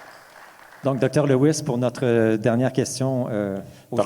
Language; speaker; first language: French; native; French